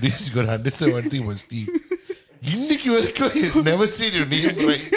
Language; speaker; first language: English; non-native, local second language; Tamil